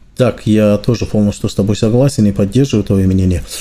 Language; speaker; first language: Russian; non-native, learner; Azerbaijani